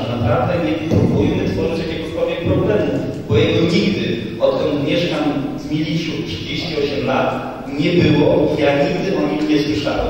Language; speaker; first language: Polish; native; Polish